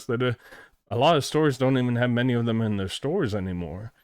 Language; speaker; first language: English; native; English